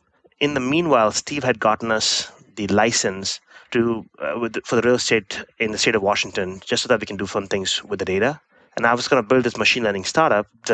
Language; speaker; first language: English; non-native, local second language; Hindi